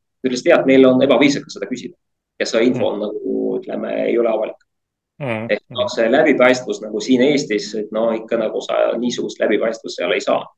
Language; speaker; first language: Estonian; non-native, local second language; Russian